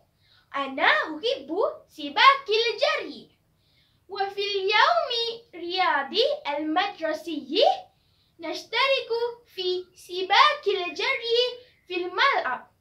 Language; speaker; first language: Arabic; non-native, learner; Malay